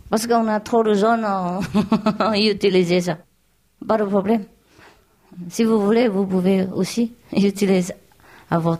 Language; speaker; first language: French; non-native, learner; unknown